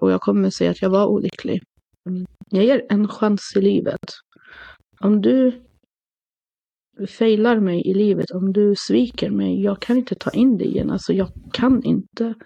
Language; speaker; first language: Swedish; early bilingual, other home language; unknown